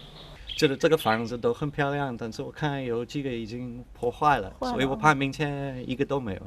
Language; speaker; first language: Chinese; non-native, fluent; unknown